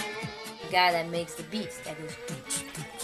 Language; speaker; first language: English; non-native, fluent; French